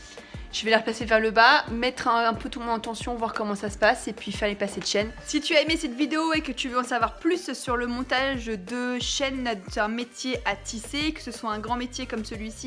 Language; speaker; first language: French; native; French